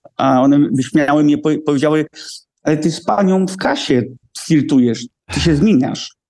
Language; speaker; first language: Polish; early bilingual, heritage; Polish